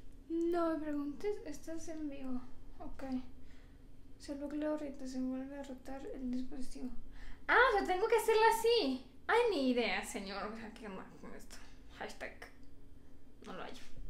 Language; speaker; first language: Spanish; non-native, fluent; Romanian